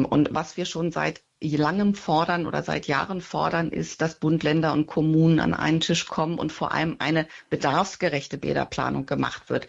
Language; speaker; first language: German; native; German